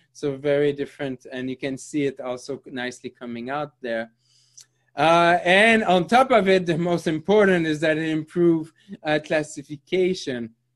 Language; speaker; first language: English; non-native, fluent; French